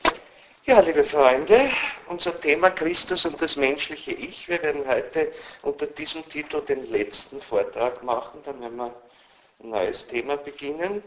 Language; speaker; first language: German; native; German